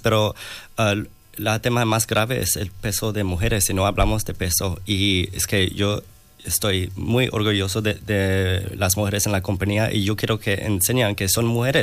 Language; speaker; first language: Spanish; non-native, learner; English